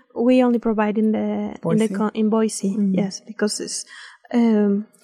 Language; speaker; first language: English; non-native, fluent; Spanish